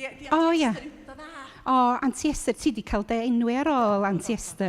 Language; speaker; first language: Welsh; native; Welsh